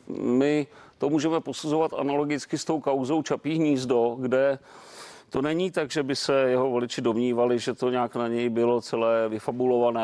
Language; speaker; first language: Czech; native; Czech